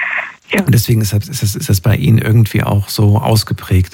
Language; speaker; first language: German; native; German